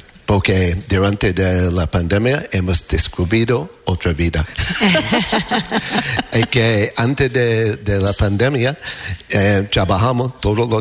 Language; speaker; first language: Spanish; non-native, learner; English